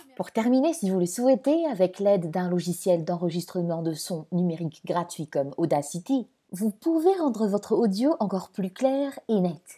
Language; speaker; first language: French; non-native, local second language; Malagasy